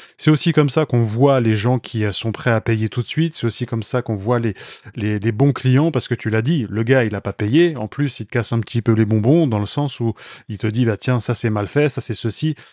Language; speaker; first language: French; native; French